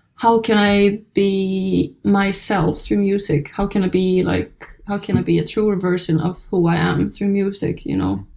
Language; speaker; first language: English; non-native, fluent; Icelandic